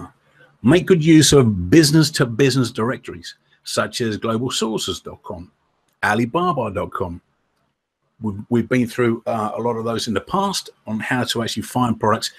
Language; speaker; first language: English; native; English